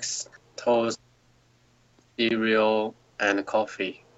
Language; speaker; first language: English; non-native, learner; Chinese